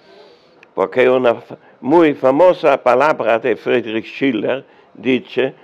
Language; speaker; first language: Spanish; non-native, learner; German